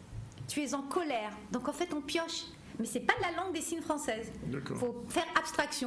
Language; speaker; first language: French; native; French